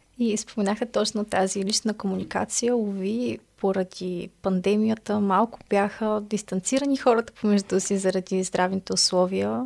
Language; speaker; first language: Bulgarian; native; Bulgarian